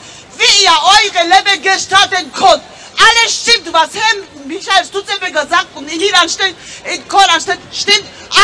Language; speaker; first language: German; non-native, fluent; Georgian